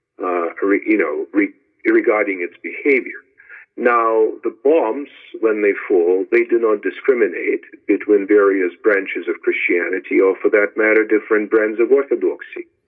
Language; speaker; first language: English; non-native, fluent; Ukrainian